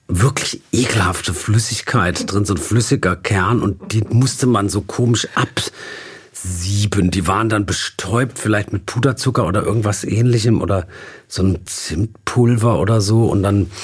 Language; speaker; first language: German; native; German